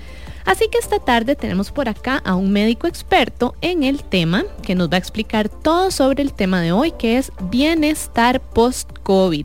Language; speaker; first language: Spanish; native; Spanish